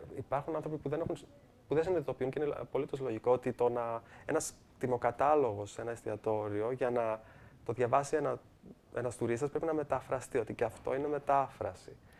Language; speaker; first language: Greek; early bilingual, heritage; Greek